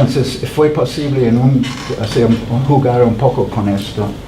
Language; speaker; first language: Spanish; non-native, fluent; English